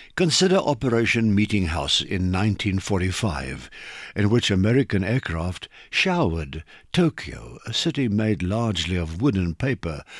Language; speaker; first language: English; non-native, local second language; Afrikaans